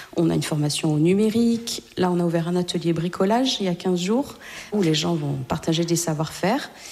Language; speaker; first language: French; native; French